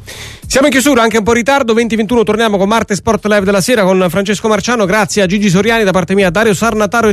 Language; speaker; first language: Italian; native; Italian